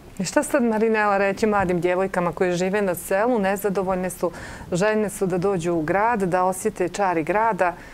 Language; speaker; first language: Serbian; native; Serbian